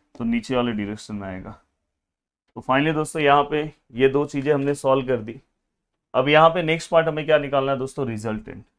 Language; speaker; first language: Hindi; non-native, local second language; Marathi